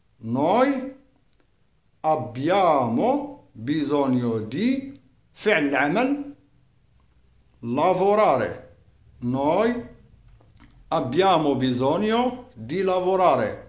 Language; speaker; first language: Italian; non-native, fluent; Arabic